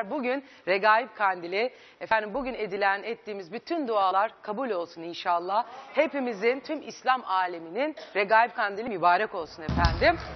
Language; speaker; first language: Turkish; native; Turkish